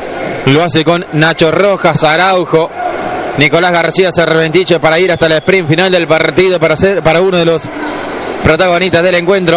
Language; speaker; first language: Spanish; native; Spanish